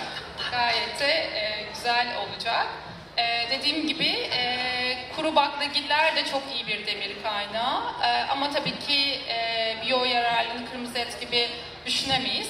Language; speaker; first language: Turkish; native; Turkish